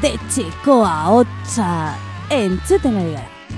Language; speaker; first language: Basque; non-native, learner; Spanish